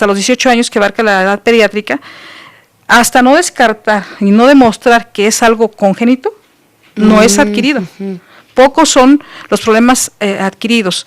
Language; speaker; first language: Spanish; native; Spanish